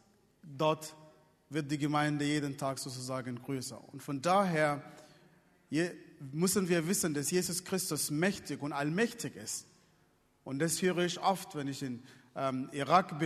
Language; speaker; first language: German; non-native, fluent; Arabic